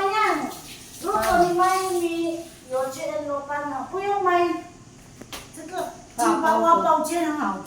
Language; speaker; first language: Chinese; non-native, learner; Filipino